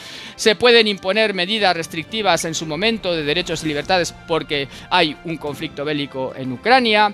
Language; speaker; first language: Spanish; native; Spanish